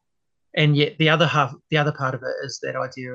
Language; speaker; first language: English; native; English